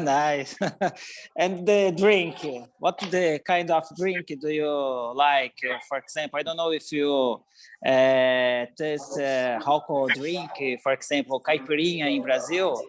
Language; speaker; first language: English; non-native, learner; Portuguese